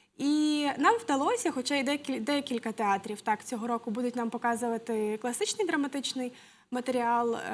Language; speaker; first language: Ukrainian; native; Ukrainian